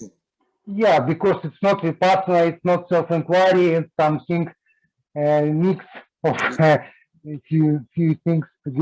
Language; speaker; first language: English; non-native, learner; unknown